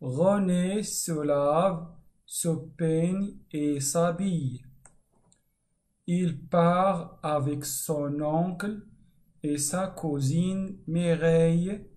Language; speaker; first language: French; non-native, fluent; Arabic